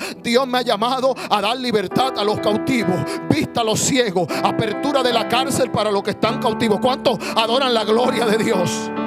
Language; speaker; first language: Spanish; native; Spanish